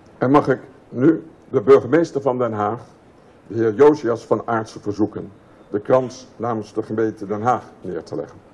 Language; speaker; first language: Dutch; native; Dutch